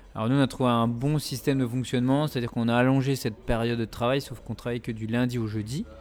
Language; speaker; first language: French; native; French